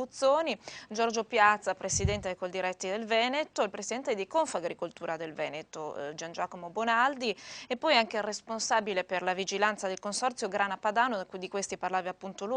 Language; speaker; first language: Italian; native; Italian